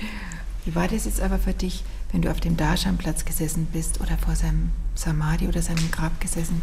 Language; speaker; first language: German; native; German